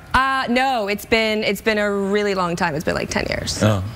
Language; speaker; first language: English; non-native, fluent; Spanish